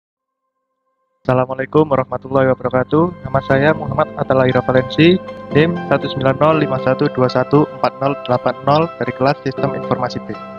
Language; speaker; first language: Indonesian; native; Indonesian